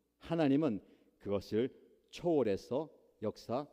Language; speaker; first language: Korean; native; Korean